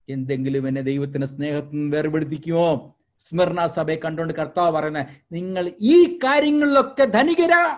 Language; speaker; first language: Malayalam; early bilingual, heritage; Malayalam